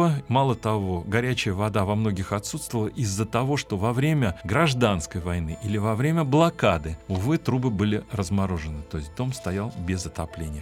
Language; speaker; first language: Russian; native; Russian